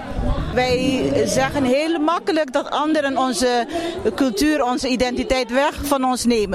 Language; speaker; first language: Dutch; non-native, local second language; Papiamento